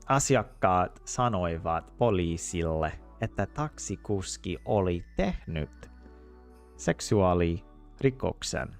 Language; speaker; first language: Finnish; non-native, learner; English